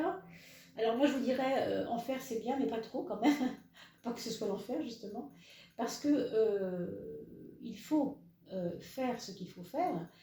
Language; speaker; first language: French; native; French